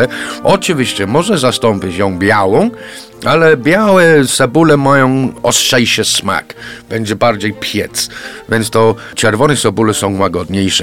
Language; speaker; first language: Polish; non-native, fluent; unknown